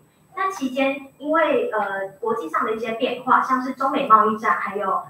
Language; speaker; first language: Chinese; native; Chinese